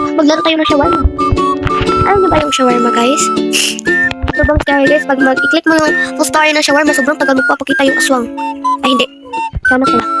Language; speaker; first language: Filipino; non-native, local second language; Cebuano